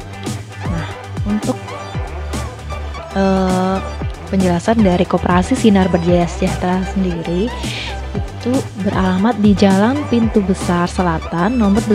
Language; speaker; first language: Indonesian; native; Indonesian